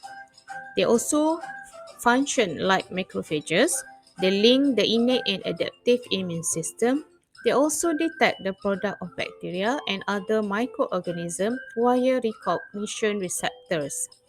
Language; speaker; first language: English; non-native, fluent; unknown